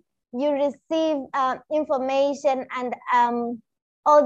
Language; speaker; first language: English; non-native, local second language; Swahili